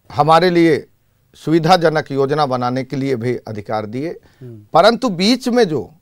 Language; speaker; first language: Hindi; native; Hindi